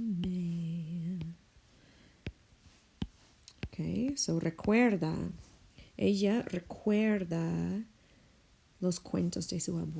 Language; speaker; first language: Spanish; non-native, fluent; English